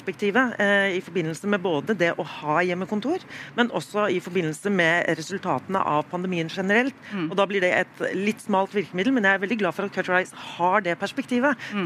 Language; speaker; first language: Norwegian; native; Norwegian